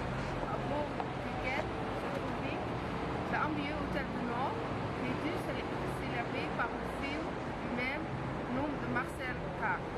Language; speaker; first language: French; non-native, learner; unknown